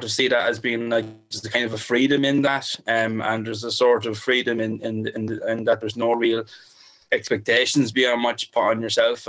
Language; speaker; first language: English; native; English